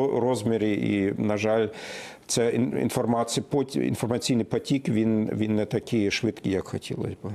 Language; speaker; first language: Ukrainian; non-native, fluent; German